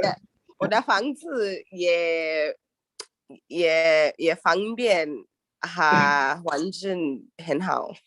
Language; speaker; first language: Chinese; non-native, learner; Swahili